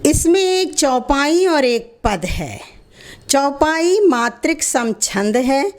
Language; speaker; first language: Hindi; non-native, local second language; Telugu